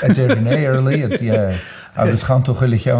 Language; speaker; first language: Irish; native; Irish